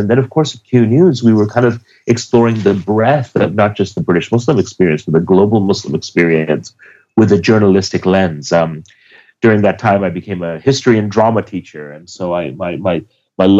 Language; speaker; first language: English; native; English